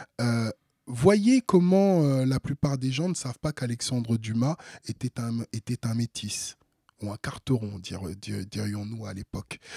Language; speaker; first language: French; early bilingual, other home language; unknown